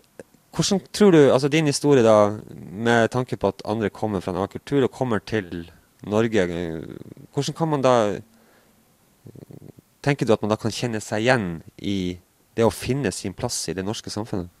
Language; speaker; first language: Norwegian; native; Norwegian